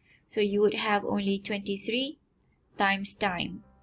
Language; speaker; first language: English; non-native, local second language; Malay